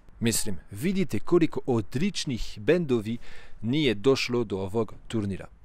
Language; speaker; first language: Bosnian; non-native, fluent; French